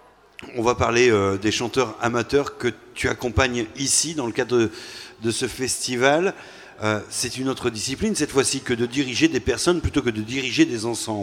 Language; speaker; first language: French; native; French